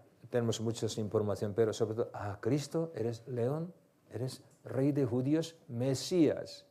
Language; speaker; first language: Spanish; non-native, learner; Korean